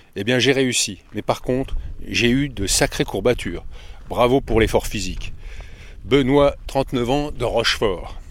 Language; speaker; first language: French; native; French